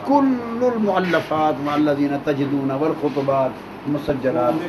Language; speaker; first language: Arabic; non-native, learner; Urdu